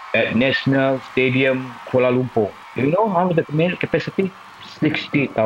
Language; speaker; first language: English; non-native, local second language; Malay